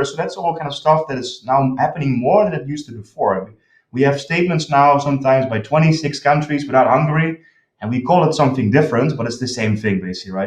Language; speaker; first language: English; non-native, fluent; Dutch